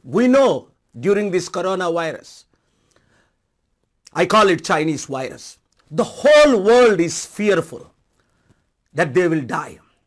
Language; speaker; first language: English; non-native, local second language; Telugu